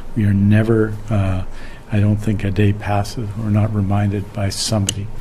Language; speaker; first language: English; native; English